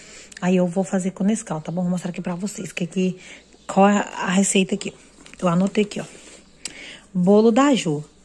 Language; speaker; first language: Portuguese; native; Portuguese